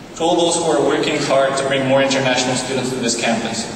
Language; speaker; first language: English; non-native, fluent; Bulgarian